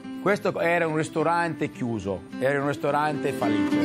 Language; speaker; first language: Italian; early bilingual, heritage; Italian